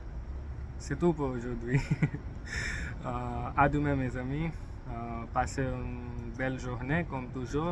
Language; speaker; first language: French; non-native, learner; English